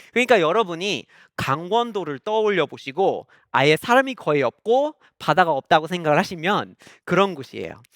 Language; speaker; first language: Korean; non-native, fluent; English